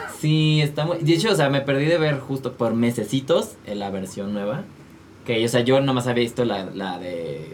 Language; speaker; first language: Spanish; native; Spanish